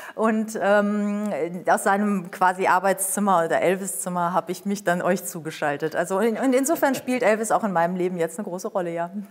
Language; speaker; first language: German; native; German